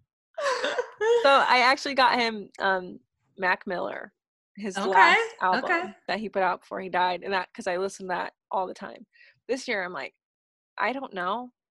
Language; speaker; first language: English; native; English